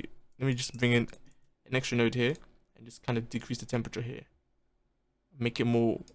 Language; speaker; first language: English; native; English